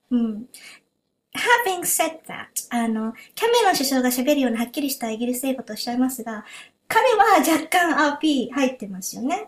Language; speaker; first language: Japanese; native; Japanese